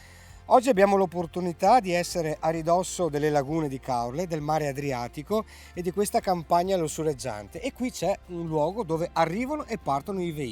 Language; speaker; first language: Italian; native; Italian